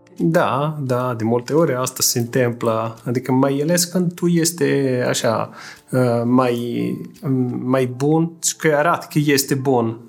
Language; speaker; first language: Romanian; non-native, fluent; Italian